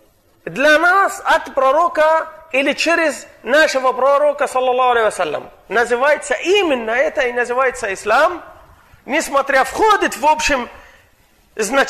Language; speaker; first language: Russian; non-native, fluent; Arabic